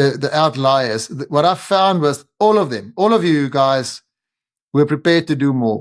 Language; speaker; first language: English; non-native, local second language; Afrikaans